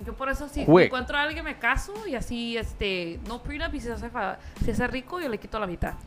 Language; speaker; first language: Spanish; early bilingual, heritage; Spanish